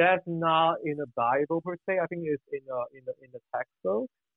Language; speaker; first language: English; non-native, local second language; Cantonese